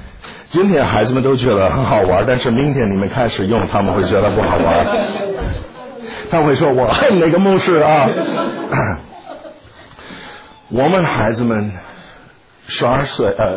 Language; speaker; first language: Chinese; non-native, fluent; English